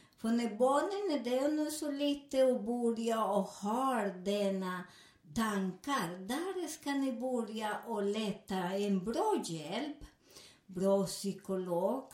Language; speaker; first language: Swedish; non-native, learner; Spanish